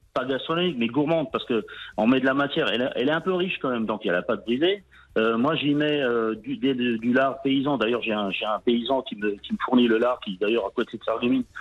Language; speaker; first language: French; native; French